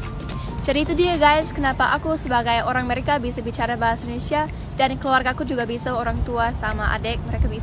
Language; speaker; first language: Indonesian; early bilingual, other home language; English